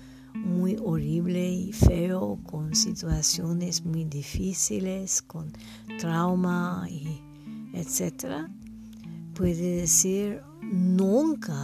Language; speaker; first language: Spanish; non-native, learner; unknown